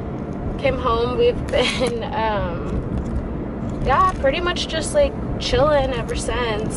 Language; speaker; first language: English; native; English